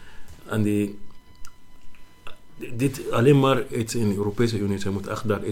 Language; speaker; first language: Dutch; non-native, learner; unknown